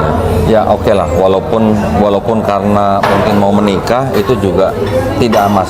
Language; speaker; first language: Indonesian; native; Indonesian